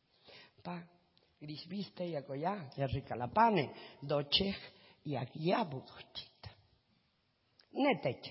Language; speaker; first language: Czech; non-native, learner; Spanish